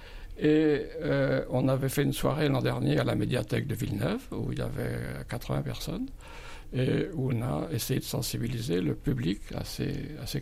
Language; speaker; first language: French; native; French